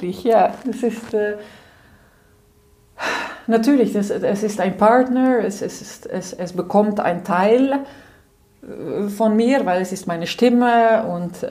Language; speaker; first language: German; non-native, fluent; Dutch